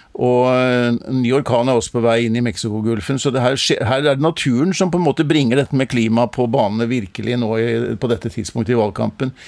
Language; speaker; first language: Norwegian; native; Norwegian